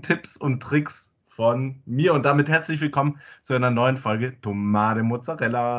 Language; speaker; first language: German; native; German